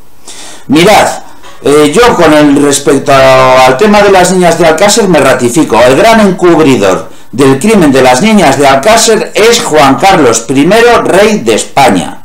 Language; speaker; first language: Spanish; native; Spanish